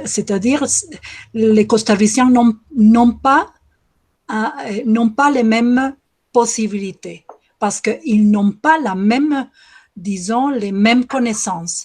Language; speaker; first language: French; non-native, fluent; Spanish